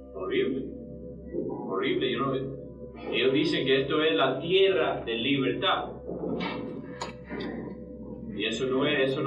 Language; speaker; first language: Spanish; early bilingual, heritage; Spanish